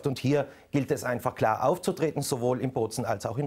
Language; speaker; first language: German; native; German